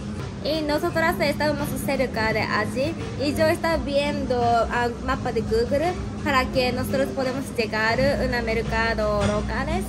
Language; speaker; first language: Spanish; non-native, learner; Japanese